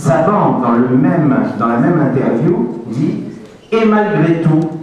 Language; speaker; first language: French; native; French